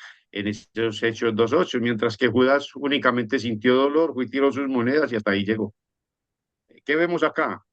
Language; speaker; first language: Spanish; native; Spanish